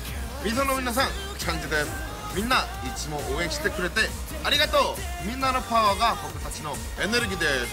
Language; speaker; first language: Japanese; non-native, learner; Korean